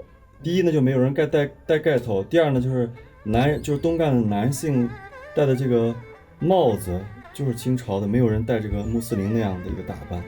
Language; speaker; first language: Chinese; native; Chinese